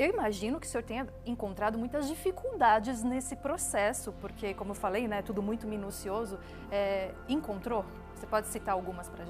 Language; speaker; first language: Portuguese; native; Portuguese